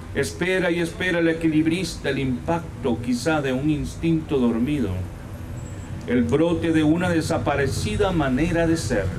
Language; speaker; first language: Spanish; native; Spanish